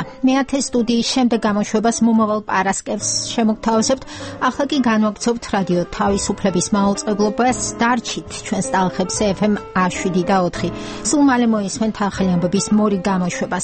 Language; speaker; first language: Georgian; native; Georgian